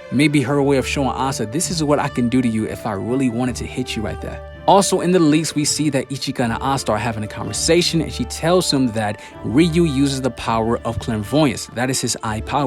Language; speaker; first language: English; native; English